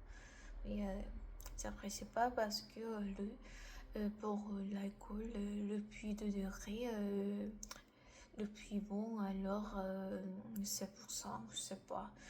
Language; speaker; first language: French; non-native, learner; Korean